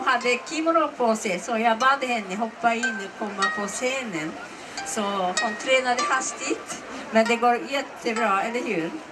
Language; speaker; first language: Swedish; non-native, learner; Japanese